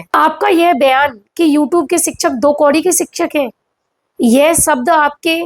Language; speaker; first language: Hindi; native; Hindi